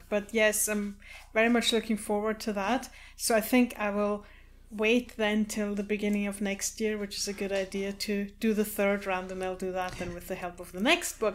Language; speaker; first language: English; non-native, fluent; German